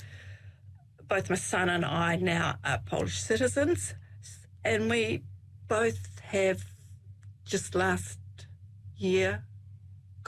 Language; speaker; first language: English; native; English